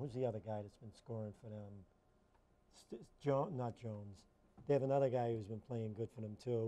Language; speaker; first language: English; native; English